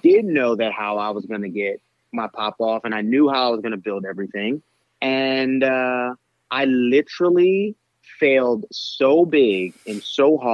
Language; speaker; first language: English; native; English